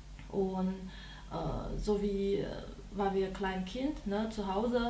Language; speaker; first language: German; non-native, learner; Chinese